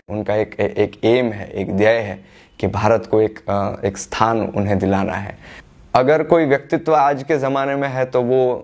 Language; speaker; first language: Hindi; non-native, local second language; Gujarati